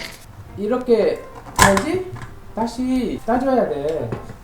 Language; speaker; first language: Korean; non-native, fluent; Malay